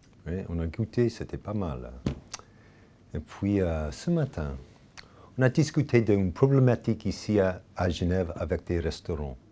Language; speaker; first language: French; non-native, fluent; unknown